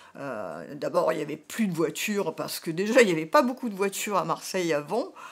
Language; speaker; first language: French; native; French